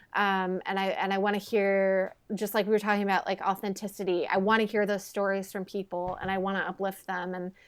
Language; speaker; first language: English; native; English